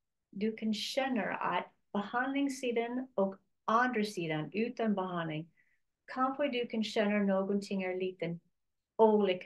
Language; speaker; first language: Swedish; non-native, learner; English